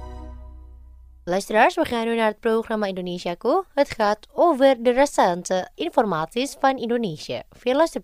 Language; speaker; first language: Dutch; non-native, fluent; Indonesian